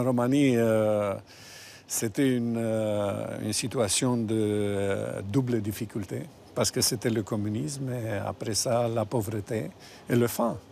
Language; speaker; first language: French; non-native, fluent; Romanian